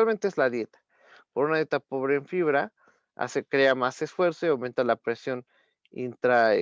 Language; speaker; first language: Spanish; native; Spanish